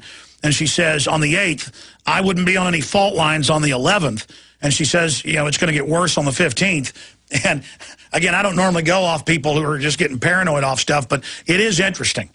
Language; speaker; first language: English; native; English